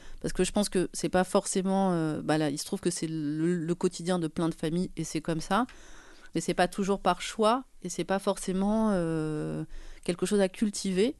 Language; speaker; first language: French; native; French